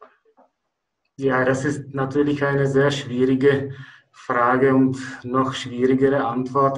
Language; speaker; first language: German; non-native, fluent; Czech